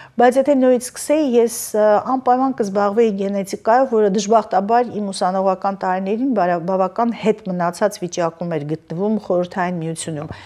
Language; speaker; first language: Armenian; native; Armenian